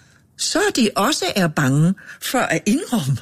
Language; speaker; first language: Danish; non-native, fluent; English